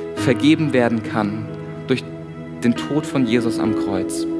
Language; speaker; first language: German; native; German